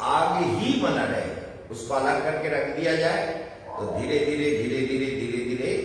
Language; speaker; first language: Hindi; non-native, local second language; Bangla